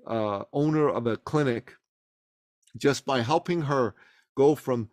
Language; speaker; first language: English; early bilingual, other home language; Persian